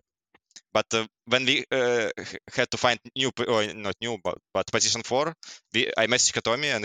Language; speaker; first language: English; non-native, learner; Russian